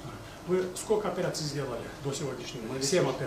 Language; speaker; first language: Russian; non-native, local second language; Kyrgyz